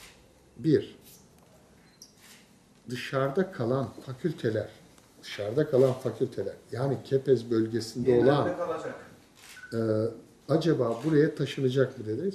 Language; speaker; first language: Turkish; native; Turkish